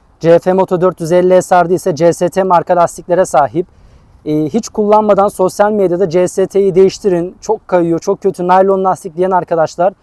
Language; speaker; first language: Turkish; native; Turkish